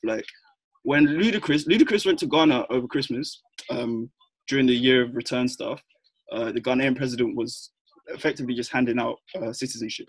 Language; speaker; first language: English; native; English